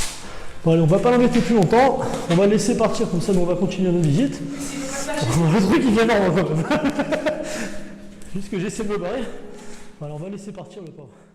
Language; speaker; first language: French; native; French